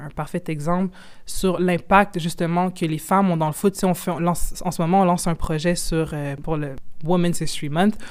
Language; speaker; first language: French; native; French